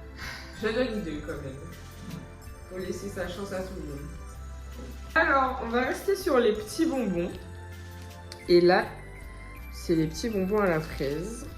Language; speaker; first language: French; native; French